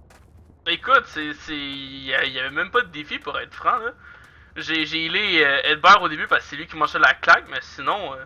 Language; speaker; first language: French; native; French